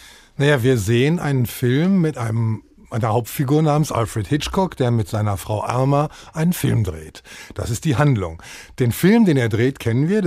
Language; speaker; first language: German; native; German